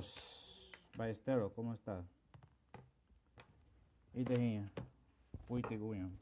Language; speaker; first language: Spanish; non-native, local second language; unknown